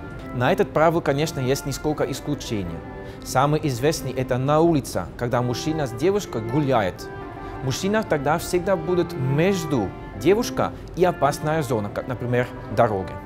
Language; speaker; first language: Russian; non-native, fluent; Dutch